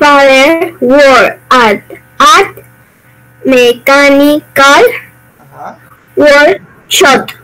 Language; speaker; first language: English; non-native, learner; Spanish